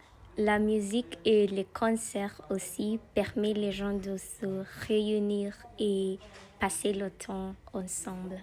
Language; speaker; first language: French; non-native, fluent; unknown